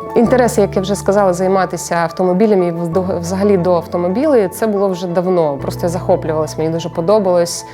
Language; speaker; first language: Ukrainian; non-native, local second language; Russian